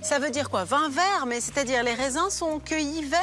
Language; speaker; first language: French; native; French